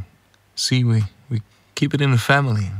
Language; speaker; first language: English; non-native, fluent; Swedish